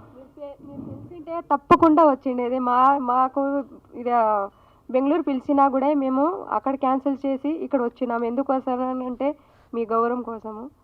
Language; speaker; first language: Telugu; non-native, local second language; Lambadi